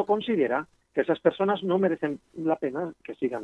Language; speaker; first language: Spanish; native; Spanish